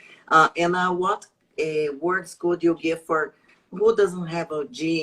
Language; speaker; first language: English; non-native, learner; Portuguese